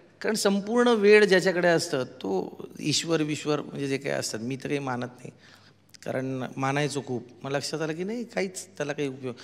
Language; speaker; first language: Marathi; non-native, local second language; Marwari